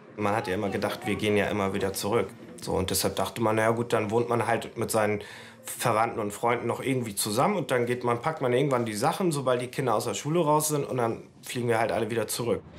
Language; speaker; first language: German; early bilingual, other home language; Turkish